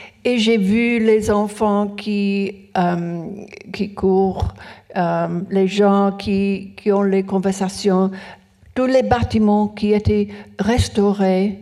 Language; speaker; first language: French; non-native, learner; English